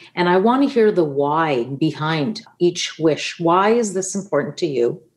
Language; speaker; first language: English; non-native, fluent; Italian